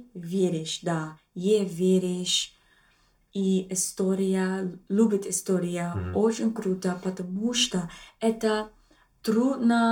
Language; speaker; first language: Russian; non-native, learner; English